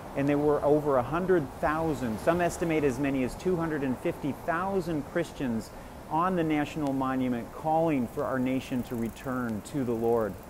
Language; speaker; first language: English; native; English